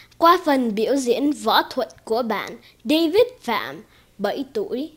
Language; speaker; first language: Vietnamese; early bilingual, heritage; Vietnamese